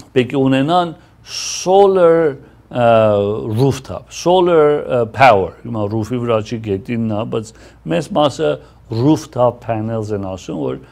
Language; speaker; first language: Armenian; early bilingual, heritage; Armenian